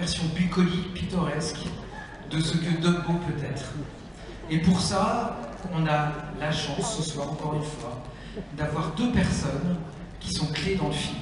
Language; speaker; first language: French; native; French